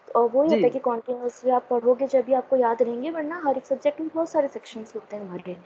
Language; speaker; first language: Hindi; native; Hindi